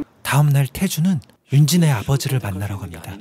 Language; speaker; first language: Korean; native; Korean